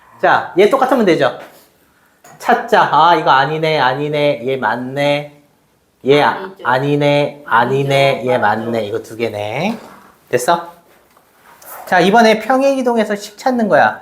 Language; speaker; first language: Korean; native; Korean